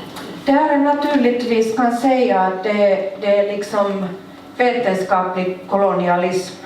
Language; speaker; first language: Swedish; non-native, local second language; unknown